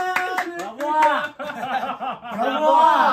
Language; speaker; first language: Japanese; native; Japanese